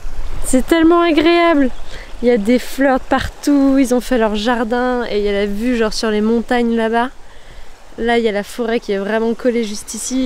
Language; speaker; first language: French; native; French